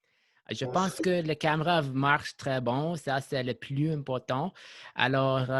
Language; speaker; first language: French; non-native, local second language; English